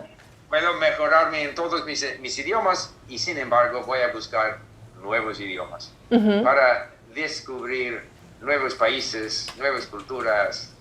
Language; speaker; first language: Spanish; non-native, fluent; English